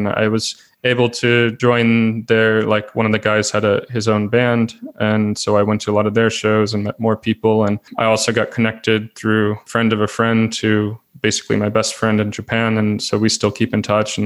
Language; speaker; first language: English; native; English